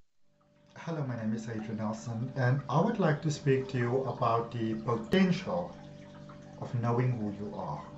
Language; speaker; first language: English; native; English